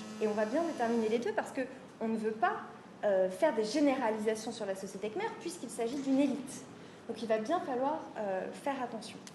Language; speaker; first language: French; native; French